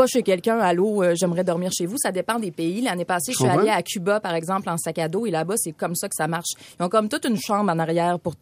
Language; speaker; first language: French; native; French